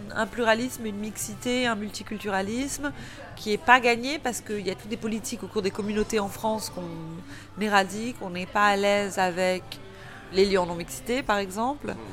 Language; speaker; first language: French; native; French